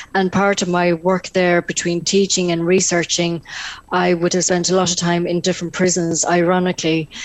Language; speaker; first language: English; native; English